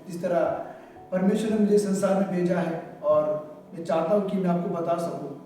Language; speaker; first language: Hindi; early bilingual, other home language; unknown